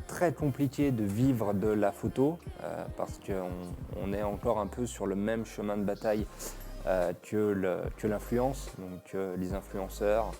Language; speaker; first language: French; native; French